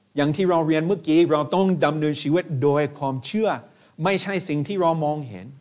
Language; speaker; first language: Thai; non-native, fluent; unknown